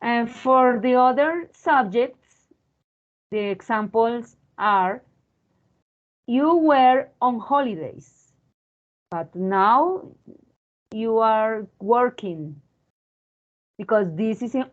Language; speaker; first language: English; non-native, fluent; Spanish